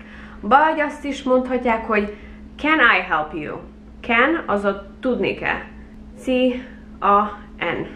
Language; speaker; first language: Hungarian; early bilingual, heritage; Hungarian